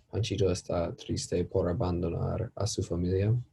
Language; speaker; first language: Spanish; non-native, learner; English